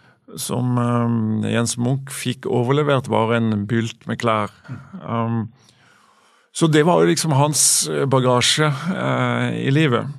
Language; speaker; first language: Norwegian; native; Norwegian